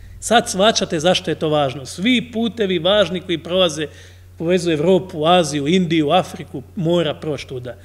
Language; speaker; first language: Croatian; native; Croatian